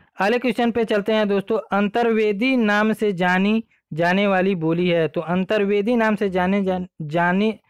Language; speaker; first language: Hindi; native; Hindi